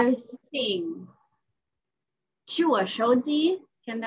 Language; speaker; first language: Chinese; non-native, learner; English